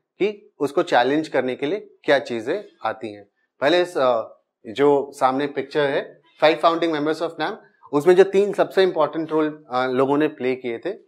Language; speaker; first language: Hindi; native; Hindi